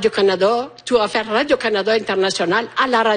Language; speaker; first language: French; non-native, fluent; Italian